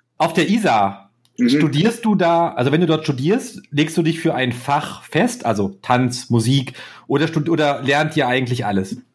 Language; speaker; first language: German; native; German